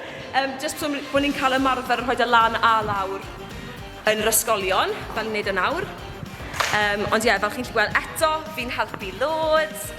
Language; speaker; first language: Welsh; native; Welsh